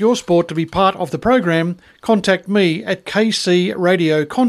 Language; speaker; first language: English; native; English